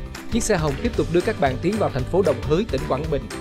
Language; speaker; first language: Vietnamese; native; Vietnamese